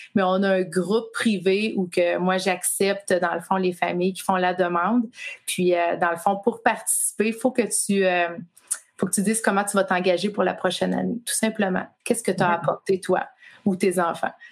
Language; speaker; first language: French; native; French